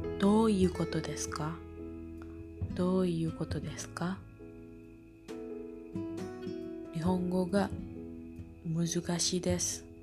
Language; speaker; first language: Japanese; non-native, learner; Indonesian